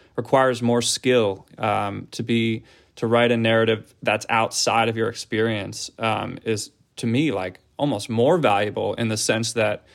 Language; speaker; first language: English; native; English